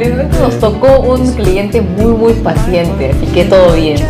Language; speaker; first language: Spanish; non-native, fluent; Korean